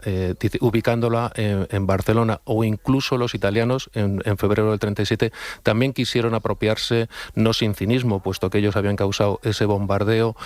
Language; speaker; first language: Spanish; native; Spanish